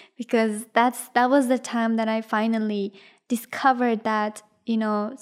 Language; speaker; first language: English; non-native, fluent; Persian